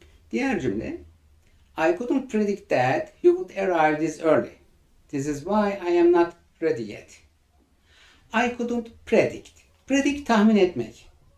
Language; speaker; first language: English; non-native, fluent; Turkish